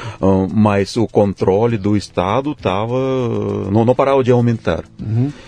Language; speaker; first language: Portuguese; non-native, fluent; Russian